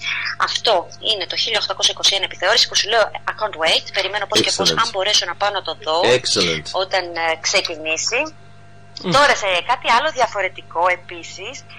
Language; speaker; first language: Greek; native; Greek